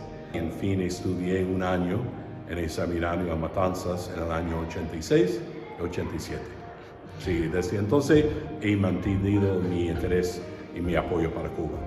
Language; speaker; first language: Spanish; non-native, fluent; English